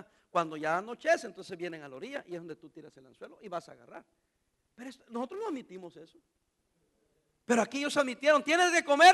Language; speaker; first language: Spanish; native; Spanish